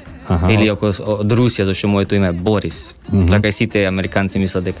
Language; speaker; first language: Macedonian; early bilingual, heritage; Macedonian